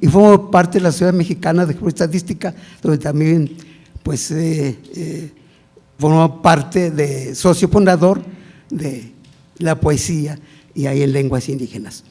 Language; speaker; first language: Spanish; non-native, local second language; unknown